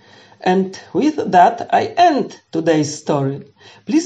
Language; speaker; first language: English; non-native, fluent; Polish